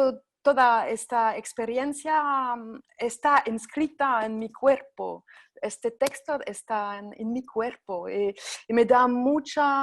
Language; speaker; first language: Spanish; non-native, fluent; French